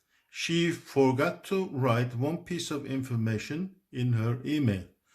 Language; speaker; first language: English; non-native, fluent; Turkish